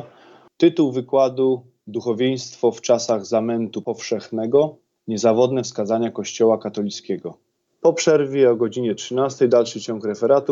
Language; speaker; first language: Polish; native; Polish